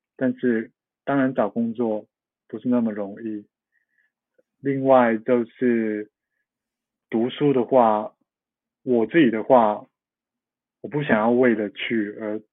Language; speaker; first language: Chinese; non-native, local second language; Cantonese